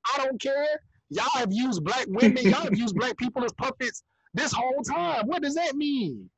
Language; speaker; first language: English; native; English